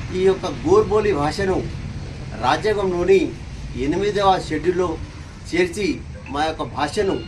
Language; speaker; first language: Telugu; non-native, local second language; Lambadi